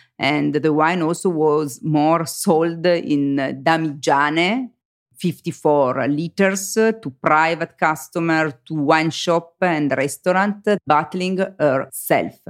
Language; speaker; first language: English; non-native, learner; Italian